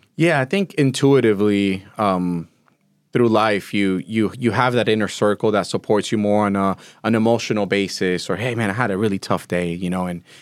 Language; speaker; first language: English; early bilingual, other home language; Spanish